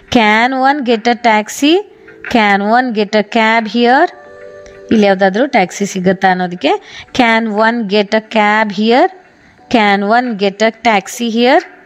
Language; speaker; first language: Kannada; native; Kannada